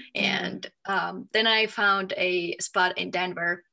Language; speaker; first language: English; non-native, fluent; Finnish